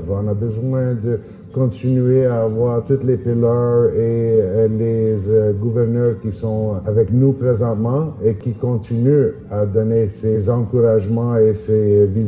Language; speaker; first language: French; non-native, local second language; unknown